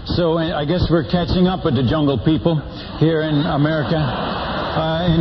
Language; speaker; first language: English; non-native, fluent; Dutch